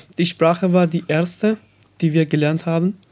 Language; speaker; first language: German; non-native, learner; Persian